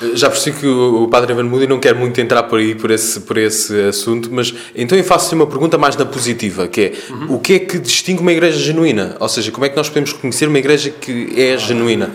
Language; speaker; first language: Portuguese; native; Portuguese